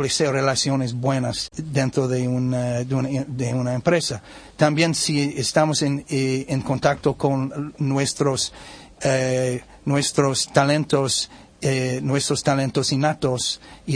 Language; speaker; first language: Spanish; non-native, learner; English